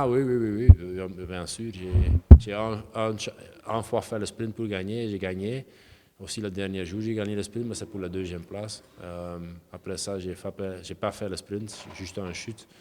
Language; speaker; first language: French; non-native, local second language; Dutch